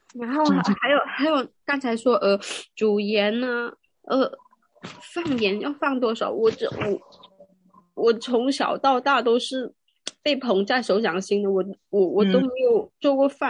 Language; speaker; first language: Chinese; non-native, local second language; Cantonese